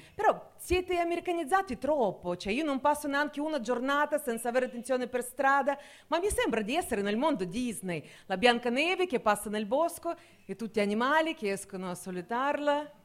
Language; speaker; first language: Italian; non-native, fluent; Russian